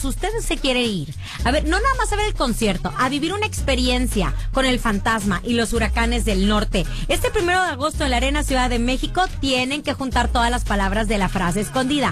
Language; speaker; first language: Spanish; native; Spanish